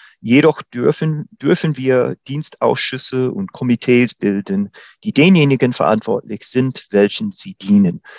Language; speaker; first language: German; non-native, fluent; English